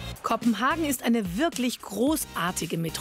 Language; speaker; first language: German; native; German